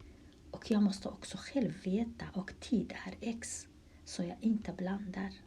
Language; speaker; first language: Swedish; non-native, fluent; Kurdish